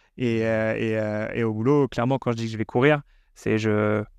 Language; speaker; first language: French; native; French